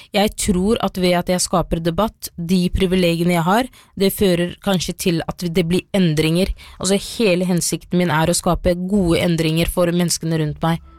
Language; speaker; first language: Norwegian; early bilingual, other home language; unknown